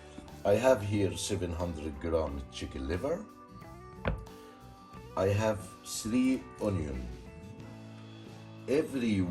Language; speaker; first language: English; non-native, learner; Arabic